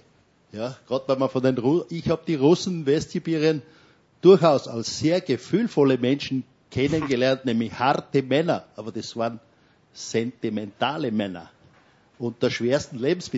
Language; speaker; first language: German; native; German